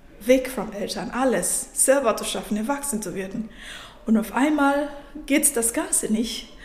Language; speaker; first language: German; non-native, fluent; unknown